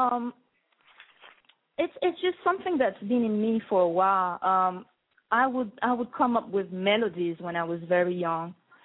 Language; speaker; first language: English; non-native, fluent; French